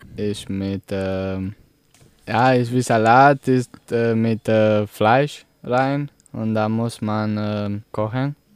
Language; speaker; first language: German; non-native, learner; Romanian